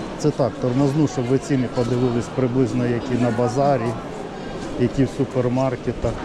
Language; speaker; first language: Ukrainian; native; Ukrainian